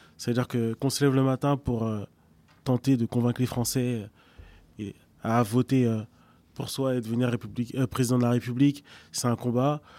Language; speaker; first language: French; early bilingual, other home language; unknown